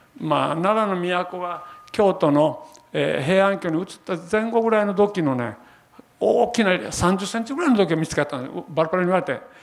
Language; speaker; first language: Japanese; native; Japanese